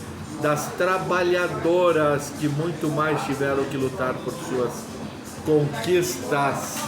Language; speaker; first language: Portuguese; native; Portuguese